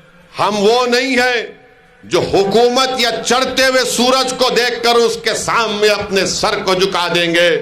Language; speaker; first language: Urdu; native; Urdu